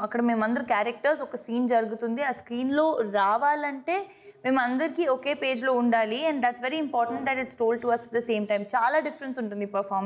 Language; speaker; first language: Telugu; non-native, fluent; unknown